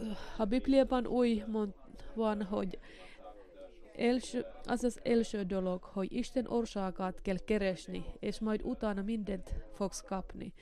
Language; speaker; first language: Hungarian; non-native, learner; Finnish